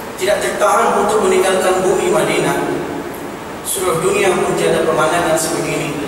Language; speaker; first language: Malay; non-native, fluent; Urdu